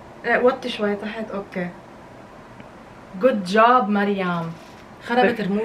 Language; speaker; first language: Arabic; native; Arabic